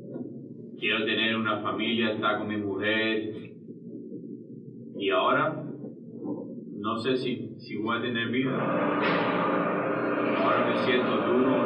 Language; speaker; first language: Spanish; early bilingual, heritage; Spanish